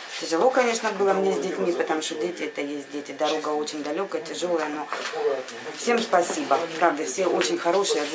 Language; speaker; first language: Russian; native; Russian